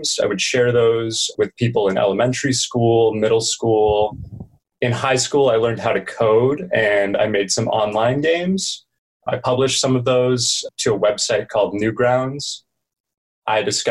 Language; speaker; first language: English; native; English